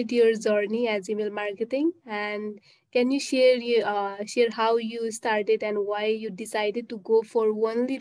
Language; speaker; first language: English; non-native, local second language; Nepali